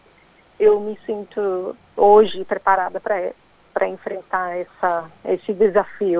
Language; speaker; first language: Portuguese; non-native, fluent; English